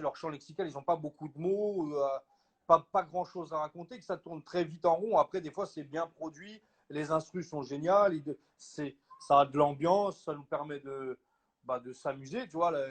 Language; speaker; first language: French; native; French